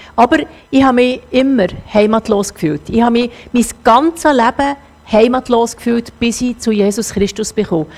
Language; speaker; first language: German; native; German